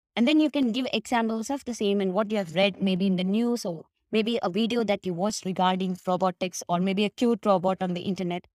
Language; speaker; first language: English; non-native, local second language; Malayalam